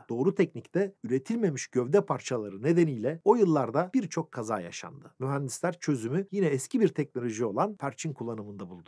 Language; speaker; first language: Turkish; native; Turkish